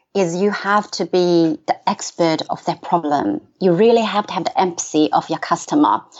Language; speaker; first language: English; non-native, fluent; Chinese